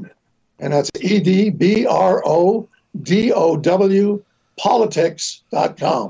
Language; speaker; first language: English; native; English